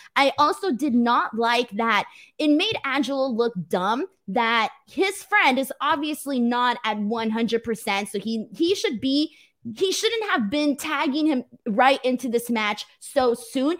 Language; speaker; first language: English; early bilingual, other home language; Spanish